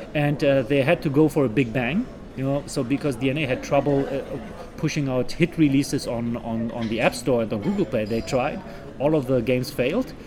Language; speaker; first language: English; non-native, fluent; German